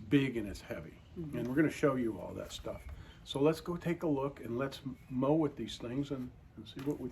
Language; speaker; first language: English; native; English